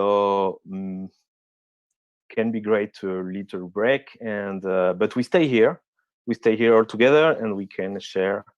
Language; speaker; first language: English; non-native, fluent; French